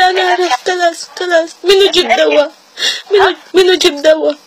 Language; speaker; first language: Arabic; non-native, learner; Filipino